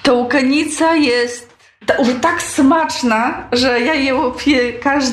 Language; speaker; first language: Polish; non-native, local second language; Ukrainian